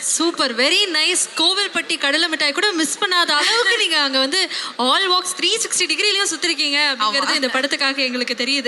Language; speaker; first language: Tamil; native; Tamil